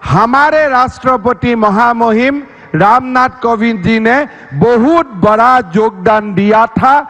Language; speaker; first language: Hindi; non-native, local second language; Assamese